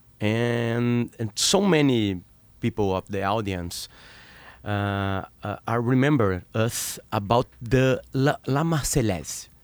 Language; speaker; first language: English; non-native, learner; Portuguese